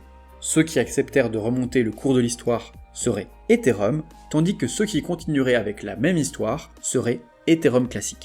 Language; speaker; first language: French; native; French